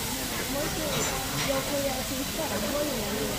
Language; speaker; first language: Japanese; native; Japanese